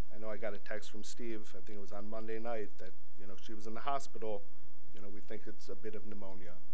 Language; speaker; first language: English; native; English